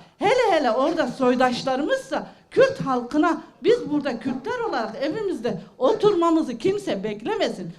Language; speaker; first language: Turkish; non-native, local second language; Kurdish